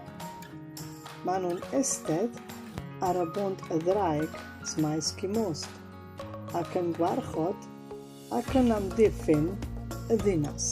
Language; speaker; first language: Welsh; non-native, learner; Slovenian